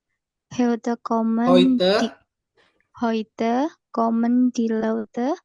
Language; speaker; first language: German; non-native, learner; Indonesian